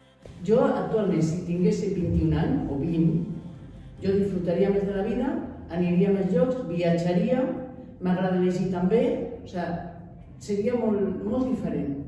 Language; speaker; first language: Catalan; non-native, local second language; Spanish